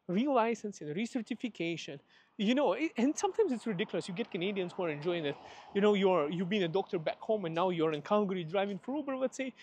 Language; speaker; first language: English; non-native, fluent; Russian